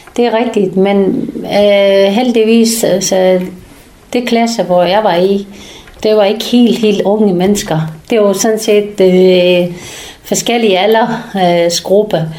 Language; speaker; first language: Danish; non-native, fluent; Persian